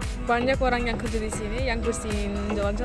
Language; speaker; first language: Indonesian; non-native, fluent; Turkish